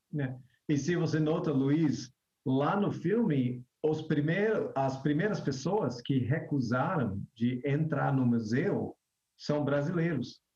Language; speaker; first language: Portuguese; non-native, fluent; English